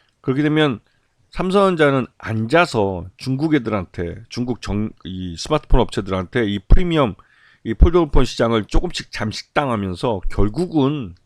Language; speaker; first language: Korean; native; Korean